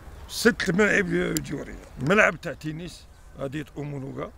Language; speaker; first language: Arabic; native; Arabic